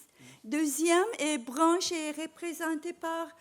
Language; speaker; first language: French; non-native, learner; Turkish